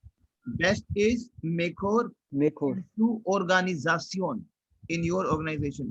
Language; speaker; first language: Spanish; non-native, fluent; Hindi